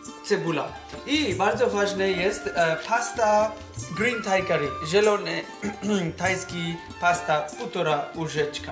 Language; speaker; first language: Polish; non-native, learner; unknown